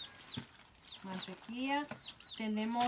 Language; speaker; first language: Spanish; native; Spanish